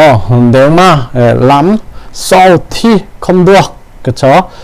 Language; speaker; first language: Vietnamese; non-native, learner; Korean